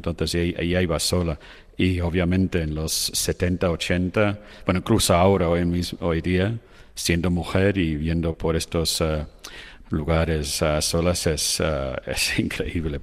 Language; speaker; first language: Spanish; non-native, fluent; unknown